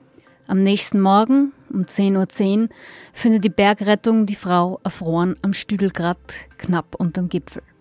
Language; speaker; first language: German; native; German